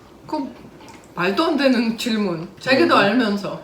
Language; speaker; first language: Korean; non-native, fluent; Russian